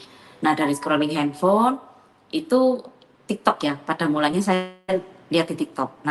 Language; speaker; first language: Indonesian; native; Indonesian